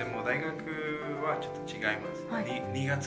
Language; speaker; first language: Japanese; non-native, learner; Spanish